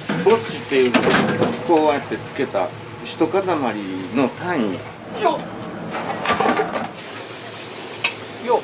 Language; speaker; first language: Japanese; native; Japanese